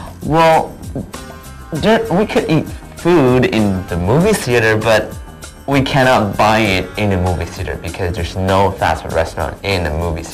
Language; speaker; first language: English; non-native, fluent; Chinese